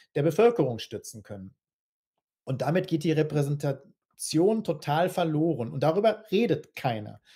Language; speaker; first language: German; native; German